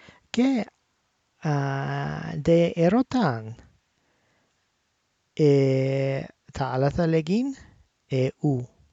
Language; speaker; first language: Greek; non-native, learner; English